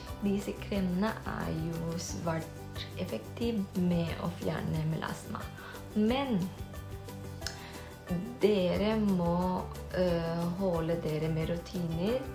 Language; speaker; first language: Norwegian; non-native, fluent; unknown